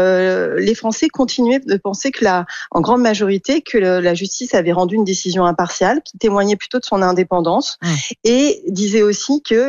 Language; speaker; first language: French; native; French